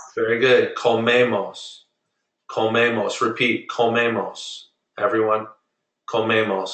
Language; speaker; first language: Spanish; non-native, fluent; English